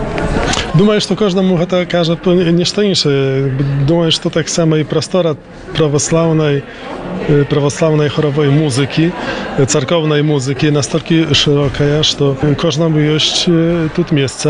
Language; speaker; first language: Russian; non-native, learner; Belarusian